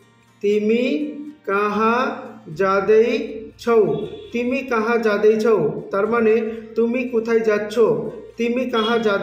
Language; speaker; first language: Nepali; non-native, learner; Bangla